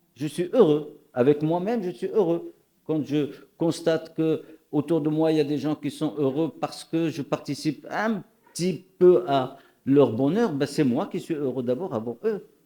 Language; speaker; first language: French; non-native, local second language; Arabic